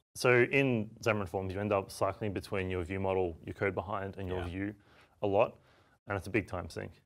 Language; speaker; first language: English; native; English